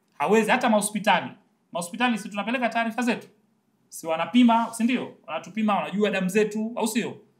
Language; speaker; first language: Swahili; native; Swahili